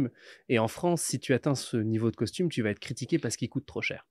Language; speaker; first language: French; native; French